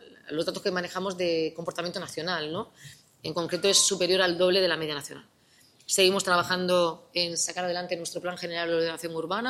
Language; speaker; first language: Spanish; native; Spanish